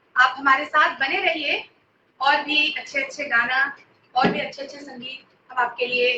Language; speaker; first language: Hindi; non-native, local second language; Bangla